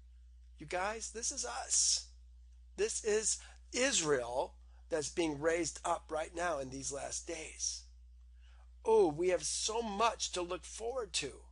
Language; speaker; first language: English; native; English